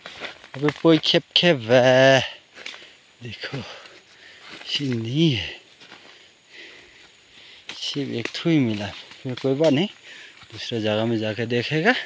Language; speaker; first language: Hindi; non-native, local second language; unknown